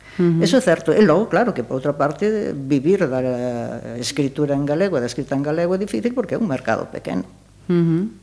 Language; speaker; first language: Galician; early bilingual, heritage; Galician